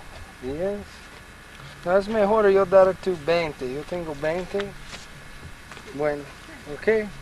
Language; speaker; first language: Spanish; non-native, learner; English